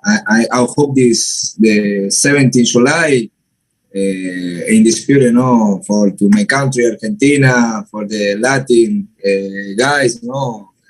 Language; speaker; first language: English; non-native, learner; Spanish